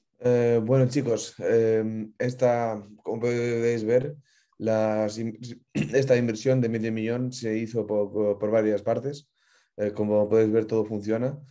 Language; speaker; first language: Spanish; non-native, fluent; Ukrainian